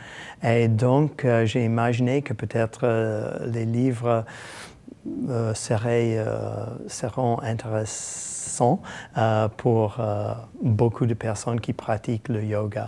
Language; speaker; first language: French; non-native, fluent; English